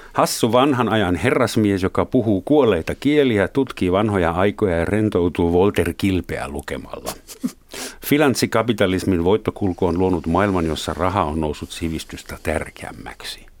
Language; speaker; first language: Finnish; non-native, fluent; German